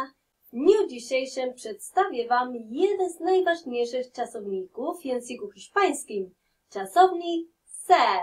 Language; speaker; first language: Polish; non-native, fluent; Spanish